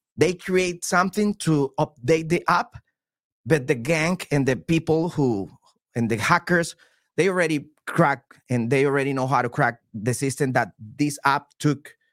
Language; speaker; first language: English; non-native, fluent; Spanish